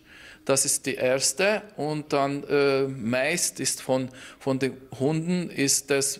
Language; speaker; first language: German; non-native, fluent; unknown